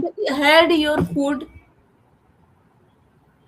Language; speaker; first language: English; non-native, learner; Odia